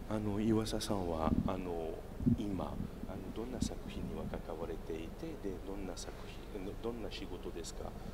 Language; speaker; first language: Japanese; non-native, fluent; French